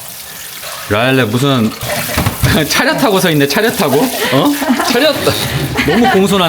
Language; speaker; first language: Korean; native; Korean